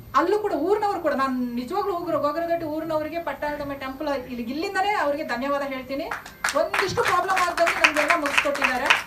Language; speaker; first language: Kannada; non-native, local second language; Kodava